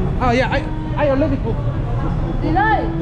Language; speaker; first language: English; non-native, learner; Korean